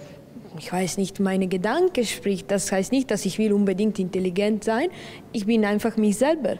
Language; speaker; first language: German; non-native, local second language; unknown